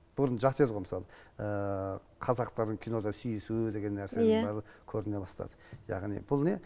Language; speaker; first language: Kazakh; native; Kazakh